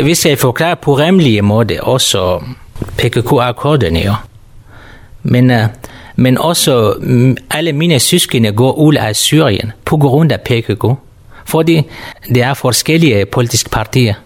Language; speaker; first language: Danish; non-native, learner; Kurdish